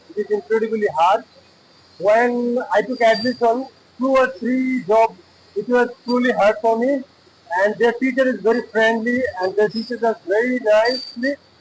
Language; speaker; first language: English; non-native, local second language; Bangla